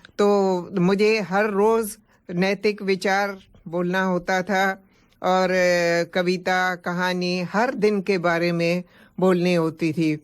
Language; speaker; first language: Hindi; non-native, local second language; Sindhi